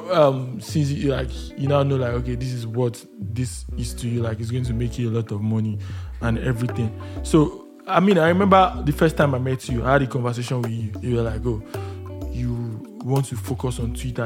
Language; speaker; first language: English; non-native, local second language; Yoruba